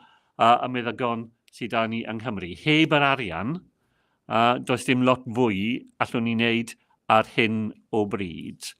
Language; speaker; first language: Welsh; non-native, local second language; English